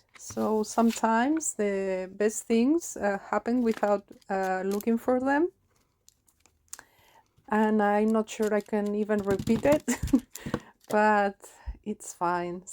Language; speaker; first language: English; non-native, fluent; Spanish